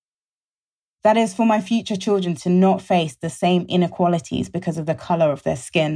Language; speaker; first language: English; native; English